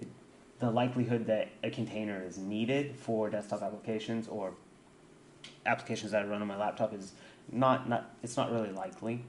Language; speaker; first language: English; native; English